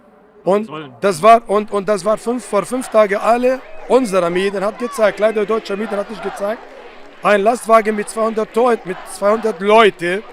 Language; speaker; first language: German; non-native, fluent; Arabic